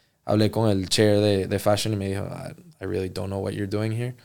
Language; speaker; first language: English; early bilingual, other home language; Spanish